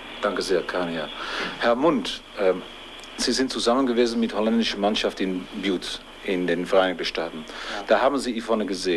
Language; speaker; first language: German; non-native, fluent; Dutch